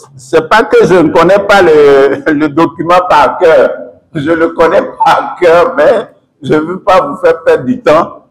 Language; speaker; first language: French; non-native, local second language; Yoruba